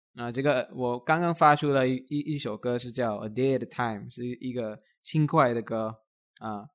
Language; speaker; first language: Chinese; non-native, local second language; English